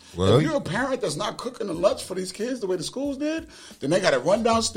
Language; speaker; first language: English; native; English